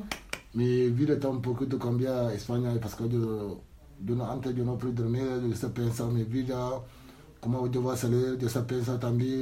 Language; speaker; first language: Spanish; non-native, learner; Wolof